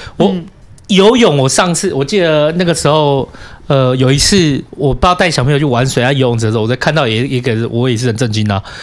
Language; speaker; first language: Chinese; native; Chinese